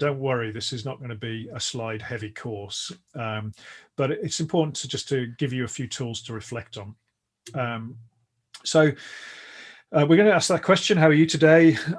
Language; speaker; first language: English; native; English